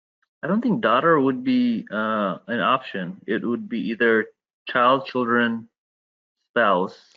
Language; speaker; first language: English; native; English